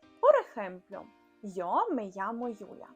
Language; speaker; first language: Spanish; non-native, fluent; Ukrainian